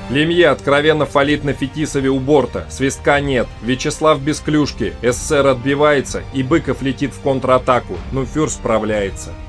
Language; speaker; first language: Russian; native; Russian